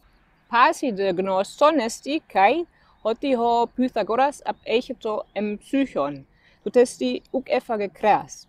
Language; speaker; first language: Greek; non-native, fluent; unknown